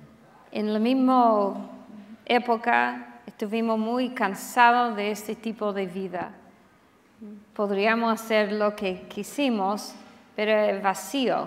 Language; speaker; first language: Spanish; non-native, fluent; English